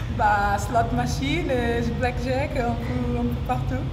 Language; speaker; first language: French; non-native, learner; Portuguese